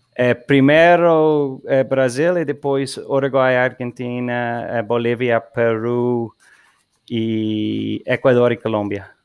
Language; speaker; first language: Portuguese; non-native, learner; English